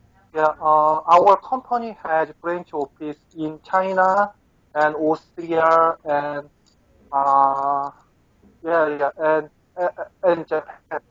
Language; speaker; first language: English; non-native, learner; Korean